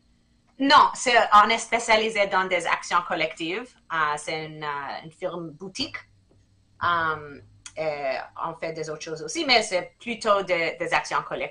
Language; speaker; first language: French; non-native, fluent; English